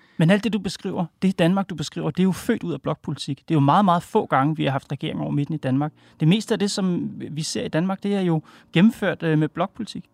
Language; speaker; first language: Danish; native; Danish